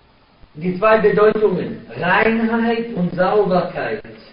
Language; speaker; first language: German; non-native, fluent; Arabic